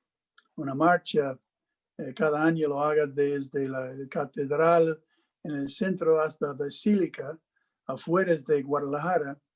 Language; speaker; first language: Spanish; non-native, fluent; English